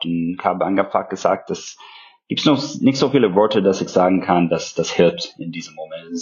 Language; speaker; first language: German; non-native, fluent; English